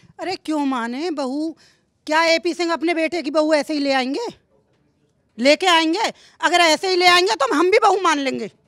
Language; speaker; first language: Hindi; native; Hindi